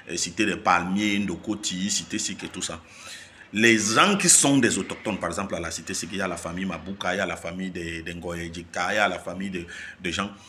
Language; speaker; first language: French; non-native, local second language; Basaa